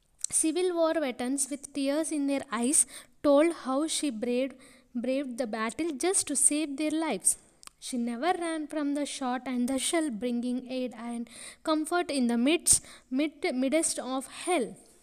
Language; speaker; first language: English; non-native, local second language; Telugu